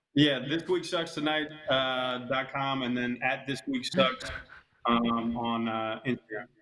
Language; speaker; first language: English; native; English